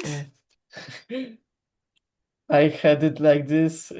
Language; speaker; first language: English; non-native, learner; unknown